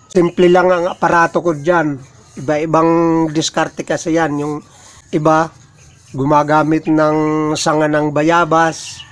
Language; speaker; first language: Filipino; non-native, local second language; Cebuano